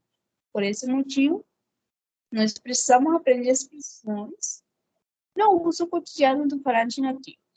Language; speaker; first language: Portuguese; non-native, fluent; Spanish